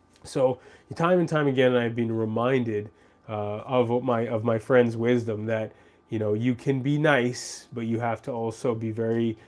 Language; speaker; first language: English; native; English